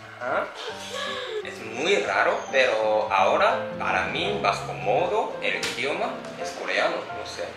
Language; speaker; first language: Spanish; non-native, learner; Japanese